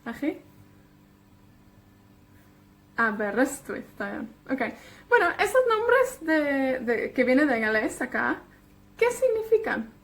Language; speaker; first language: Spanish; non-native, fluent; Welsh